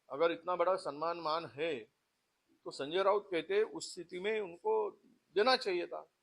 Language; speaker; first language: Hindi; non-native, local second language; Marathi